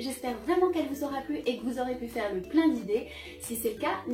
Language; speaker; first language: French; native; French